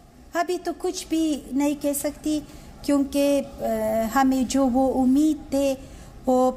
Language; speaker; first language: Hindi; non-native, learner; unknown